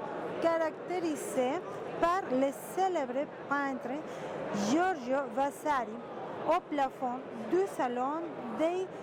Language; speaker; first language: French; non-native, fluent; Spanish